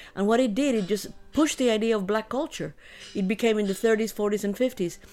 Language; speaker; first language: English; early bilingual, other home language; Spanish